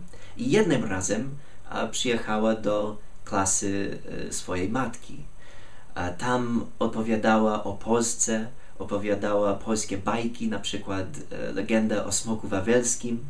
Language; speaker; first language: Polish; non-native, fluent; English